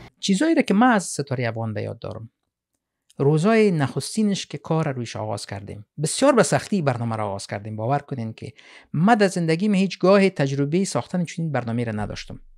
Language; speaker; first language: Persian; native; Persian